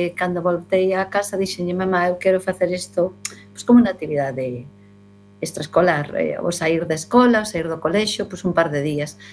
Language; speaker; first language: Galician; non-native, local second language; Spanish